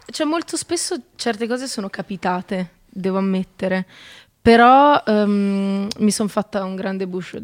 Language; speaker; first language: Italian; native; Italian